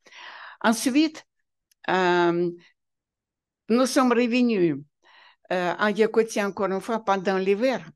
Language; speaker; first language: French; non-native, fluent; Russian